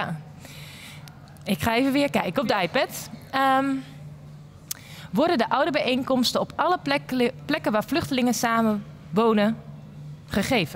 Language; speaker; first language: Dutch; native; Dutch